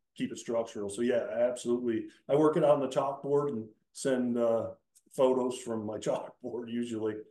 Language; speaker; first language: English; native; English